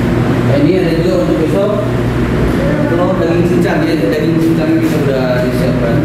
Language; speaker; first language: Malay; non-native, local second language; Sundanese